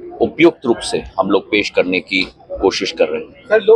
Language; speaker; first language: Hindi; native; Hindi